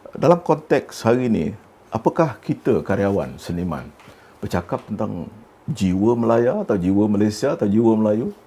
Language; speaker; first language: Malay; native; Malay